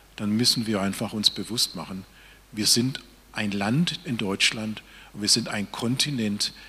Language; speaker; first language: German; native; German